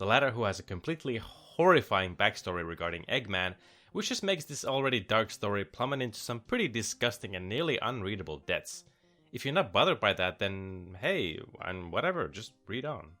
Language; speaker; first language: English; native; English